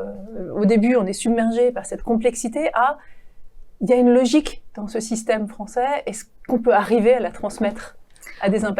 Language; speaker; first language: French; native; French